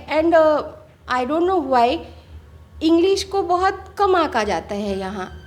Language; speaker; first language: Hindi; non-native, local second language; Assamese